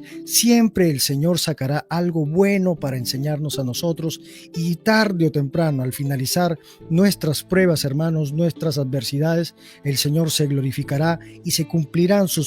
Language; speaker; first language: Spanish; native; Spanish